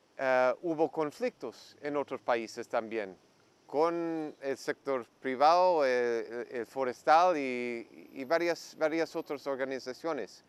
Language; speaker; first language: Spanish; non-native, fluent; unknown